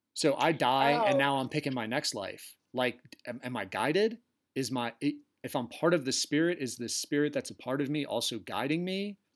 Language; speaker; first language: English; native; English